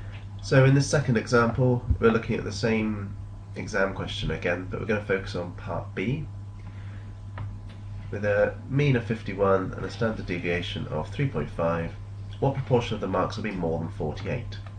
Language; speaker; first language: English; native; English